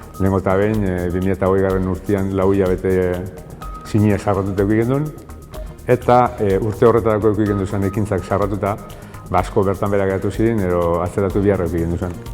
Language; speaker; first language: Basque; native; Basque